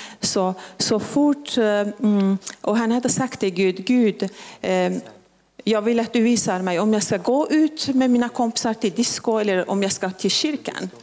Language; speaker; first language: Swedish; non-native, local second language; Persian